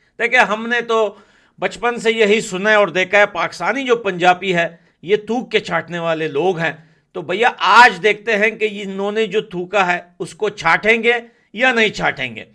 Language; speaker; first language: Hindi; non-native, fluent; Pashto